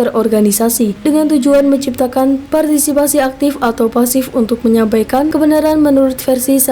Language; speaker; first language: Indonesian; native; Indonesian